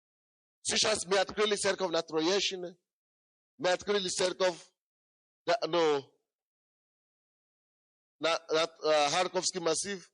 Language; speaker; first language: Russian; non-native, fluent; Yoruba